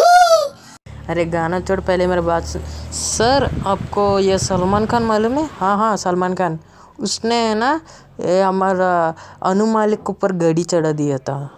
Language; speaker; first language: Hindi; native; Hindi